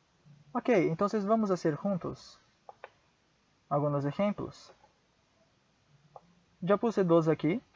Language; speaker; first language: Portuguese; non-native, fluent; Spanish